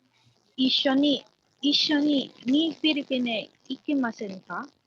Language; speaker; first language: Japanese; non-native, learner; Filipino